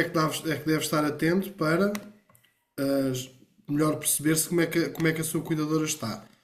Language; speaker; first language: Portuguese; native; Portuguese